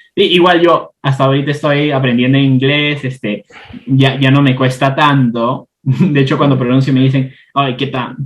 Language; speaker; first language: Spanish; native; Spanish